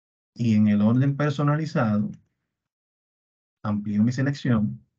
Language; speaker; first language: Spanish; native; Spanish